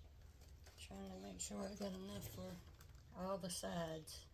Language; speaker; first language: English; native; English